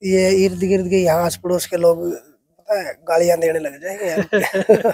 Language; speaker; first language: Hindi; native; Hindi